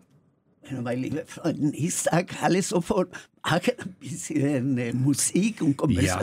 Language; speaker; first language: German; non-native, learner; Spanish